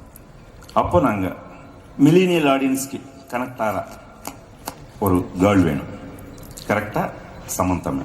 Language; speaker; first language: Tamil; non-native, fluent; Telugu